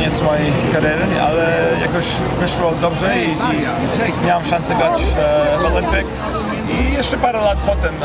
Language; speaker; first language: Polish; early bilingual, heritage; Polish